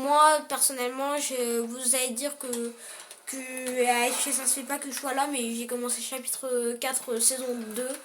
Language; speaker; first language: French; native; French